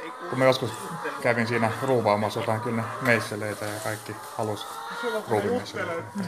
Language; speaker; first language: Finnish; non-native, local second language; Swedish